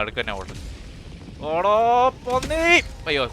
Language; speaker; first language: Malayalam; native; Malayalam